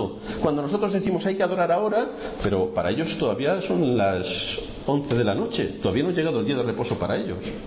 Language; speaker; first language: Spanish; native; Spanish